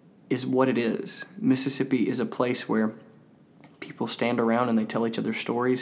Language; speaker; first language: English; native; English